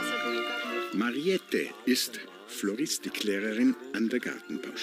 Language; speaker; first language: German; native; German